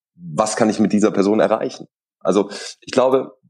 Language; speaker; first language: German; native; German